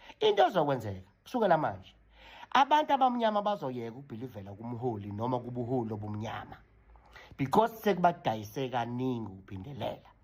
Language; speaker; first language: Zulu; native; Zulu